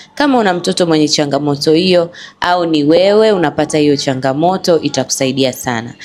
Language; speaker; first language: Swahili; native; Swahili